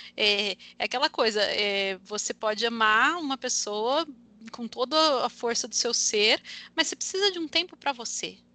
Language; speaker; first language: Portuguese; native; Portuguese